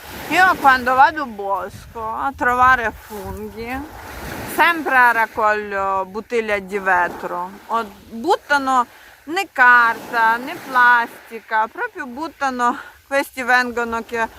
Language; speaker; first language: Italian; non-native, learner; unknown